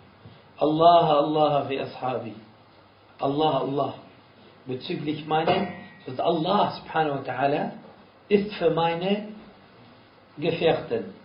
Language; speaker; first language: German; non-native, fluent; Arabic